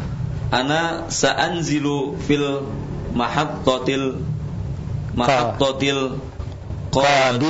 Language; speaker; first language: Arabic; non-native, learner; Indonesian